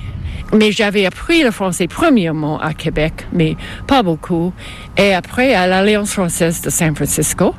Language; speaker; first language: French; non-native, local second language; English